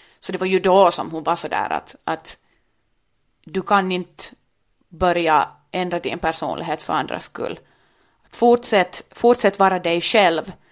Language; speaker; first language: Swedish; native; Swedish